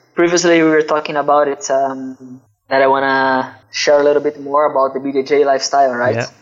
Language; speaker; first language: English; non-native, fluent; Portuguese